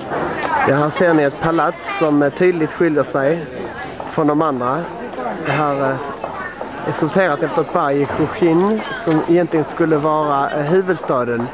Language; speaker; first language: Swedish; native; Swedish